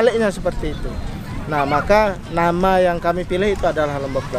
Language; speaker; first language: Indonesian; native; Indonesian